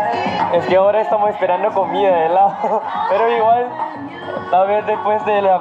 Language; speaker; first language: Spanish; non-native, learner; Thai